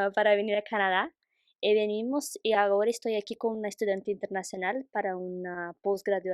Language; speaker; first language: Spanish; non-native, fluent; Portuguese